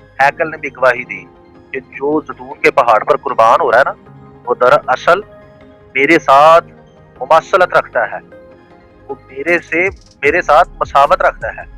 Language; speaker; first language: Urdu; non-native, local second language; Punjabi